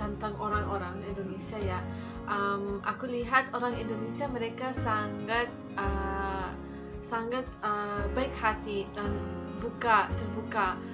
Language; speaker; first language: Indonesian; non-native, fluent; English